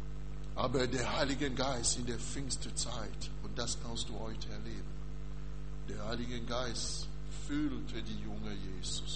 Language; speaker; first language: German; non-native, learner; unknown